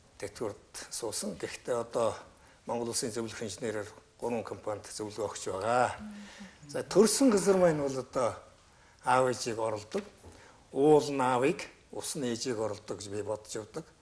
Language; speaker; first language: Mongolian; native; Mongolian